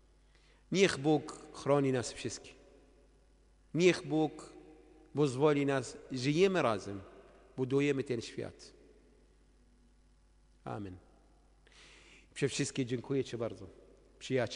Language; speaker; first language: Polish; non-native, learner; Arabic